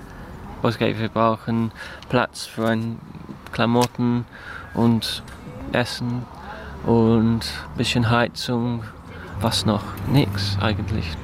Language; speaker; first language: German; non-native, learner; English